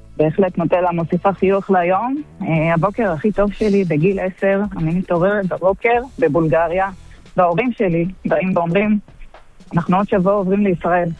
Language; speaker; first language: Hebrew; early bilingual, other home language; Bulgarian